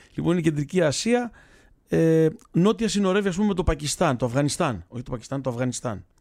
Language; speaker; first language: Greek; early bilingual, other home language; Russian